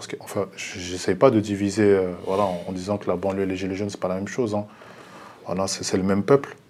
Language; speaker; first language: French; early bilingual, other home language; Lingala